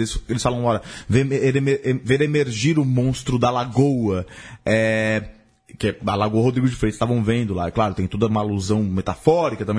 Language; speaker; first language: Portuguese; native; Portuguese